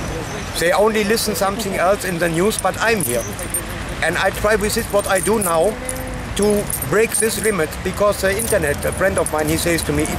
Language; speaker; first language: English; non-native, learner; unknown